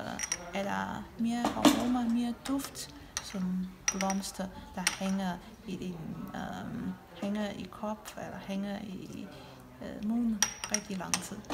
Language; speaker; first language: Danish; non-native, fluent; Chinese